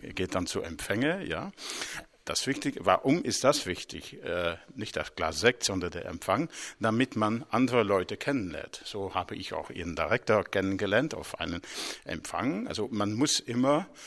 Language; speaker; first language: German; non-native, local second language; Dutch